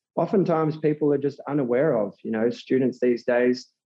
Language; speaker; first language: English; native; English